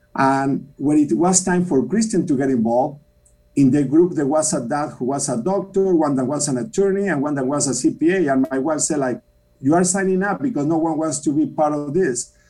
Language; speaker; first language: English; non-native, fluent; Spanish